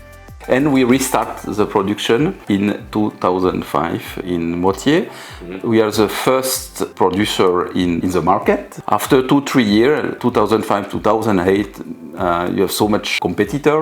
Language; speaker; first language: English; non-native, learner; French